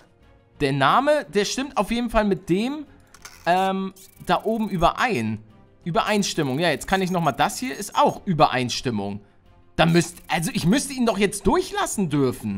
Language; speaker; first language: German; native; German